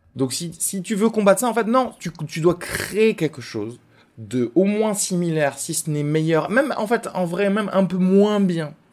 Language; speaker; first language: French; native; French